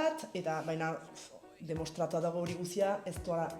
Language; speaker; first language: Basque; native; Basque